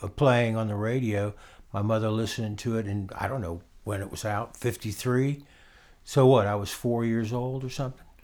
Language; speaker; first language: English; native; English